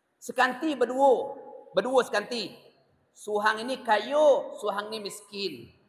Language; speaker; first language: Malay; native; Malay